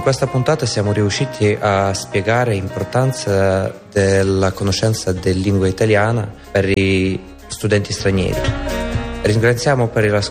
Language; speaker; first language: Italian; non-native, fluent; Ukrainian